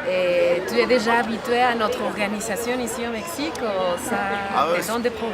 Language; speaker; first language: French; non-native, fluent; Spanish